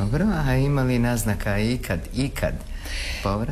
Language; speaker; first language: Croatian; native; Croatian